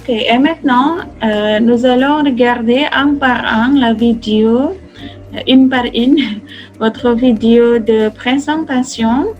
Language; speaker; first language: French; non-native, fluent; Indonesian